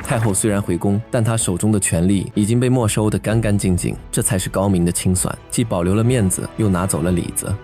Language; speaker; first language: Chinese; native; Chinese